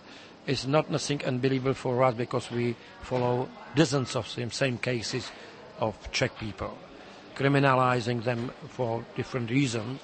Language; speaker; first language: English; non-native, fluent; Czech